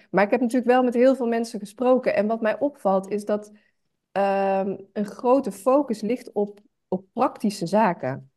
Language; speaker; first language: Dutch; native; Dutch